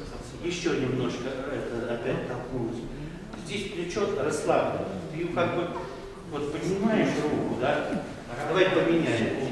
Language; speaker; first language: Russian; native; Russian